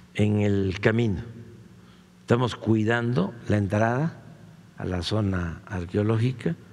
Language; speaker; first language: Spanish; native; Spanish